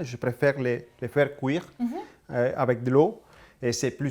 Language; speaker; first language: French; non-native, fluent; Spanish